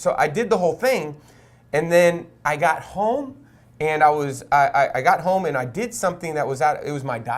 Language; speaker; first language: English; native; English